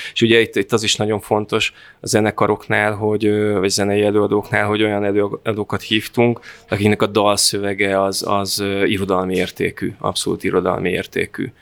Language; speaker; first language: Hungarian; native; Hungarian